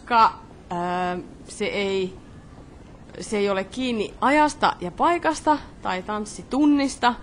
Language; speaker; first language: Finnish; non-native, fluent; Polish